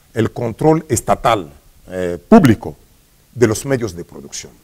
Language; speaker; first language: Spanish; non-native, fluent; Swahili